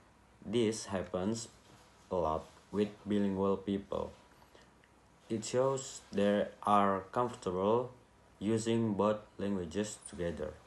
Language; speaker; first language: English; non-native, learner; Indonesian